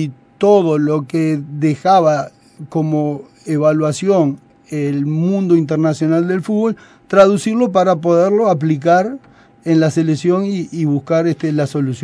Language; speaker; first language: Spanish; native; Spanish